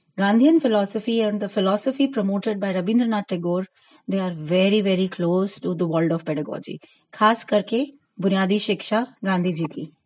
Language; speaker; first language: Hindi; non-native, local second language; Gujarati